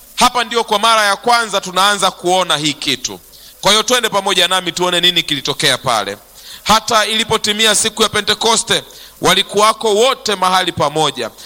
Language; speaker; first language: Swahili; native; Swahili